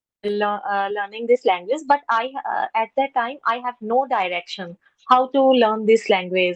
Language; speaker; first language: English; non-native, learner; Hindi